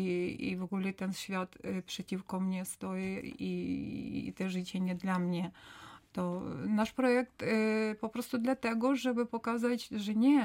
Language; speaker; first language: Polish; non-native, learner; Ukrainian